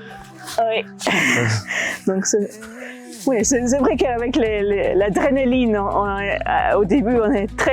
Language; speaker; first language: French; non-native, fluent; English